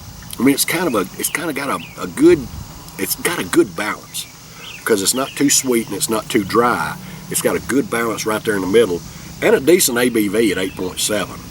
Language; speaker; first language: English; native; English